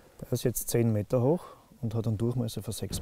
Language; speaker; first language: German; native; German